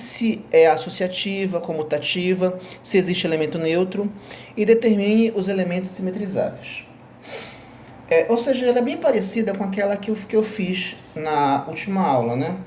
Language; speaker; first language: Portuguese; native; Portuguese